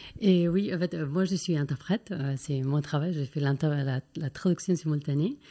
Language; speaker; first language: French; non-native, fluent; Spanish